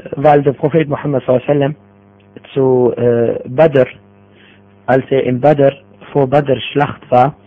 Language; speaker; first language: German; non-native, fluent; Arabic